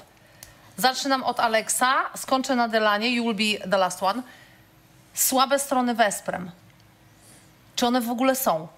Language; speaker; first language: Polish; native; Polish